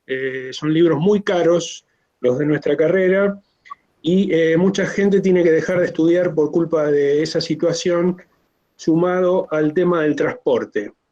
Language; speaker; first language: Spanish; native; Spanish